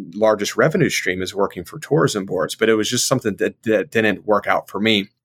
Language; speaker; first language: English; native; English